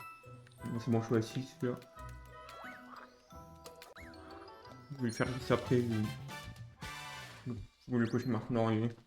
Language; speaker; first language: French; native; French